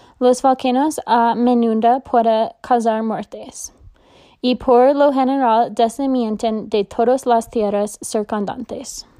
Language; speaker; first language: Spanish; non-native, learner; English